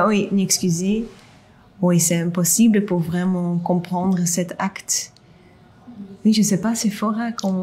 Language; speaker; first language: French; non-native, local second language; Dutch